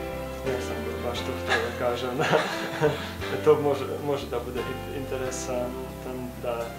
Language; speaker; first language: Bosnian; non-native, local second language; Hungarian